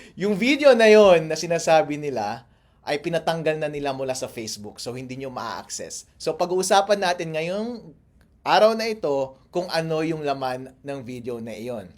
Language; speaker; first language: Filipino; non-native, local second language; Iloko